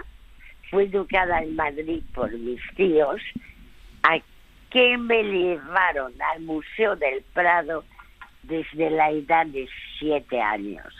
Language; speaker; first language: Spanish; early bilingual, other home language; French